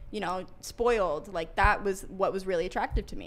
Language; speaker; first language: English; native; English